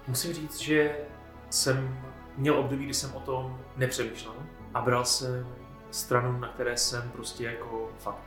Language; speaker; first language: Czech; native; Czech